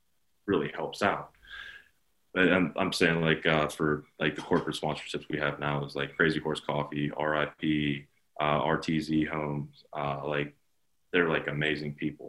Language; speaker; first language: English; native; English